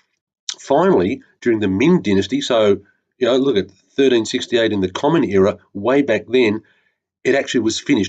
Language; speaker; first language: English; native; English